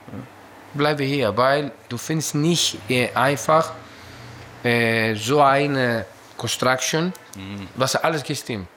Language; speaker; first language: German; non-native, learner; Greek